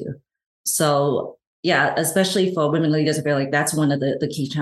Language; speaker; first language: English; non-native, local second language; Cantonese